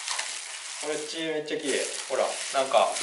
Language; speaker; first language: Japanese; native; Japanese